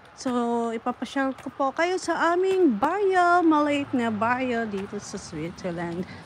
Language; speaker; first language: Filipino; non-native, local second language; Cebuano